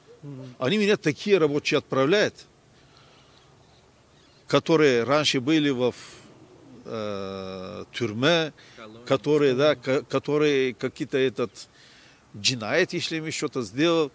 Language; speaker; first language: Russian; non-native, learner; Turkish